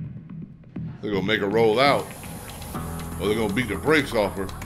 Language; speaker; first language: English; native; English